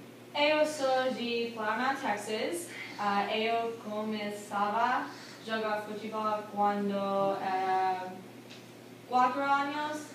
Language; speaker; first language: Portuguese; non-native, learner; English